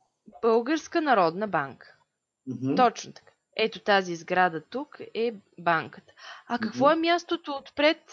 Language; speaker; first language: Bulgarian; native; Bulgarian